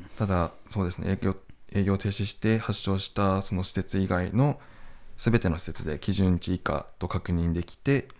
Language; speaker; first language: Japanese; native; Japanese